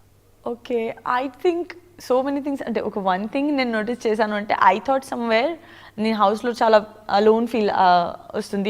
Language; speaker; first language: Telugu; non-native, learner; Gujarati